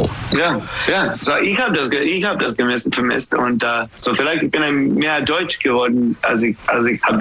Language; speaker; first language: German; non-native, fluent; English